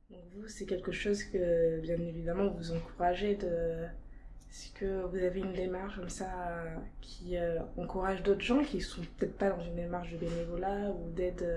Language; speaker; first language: French; native; French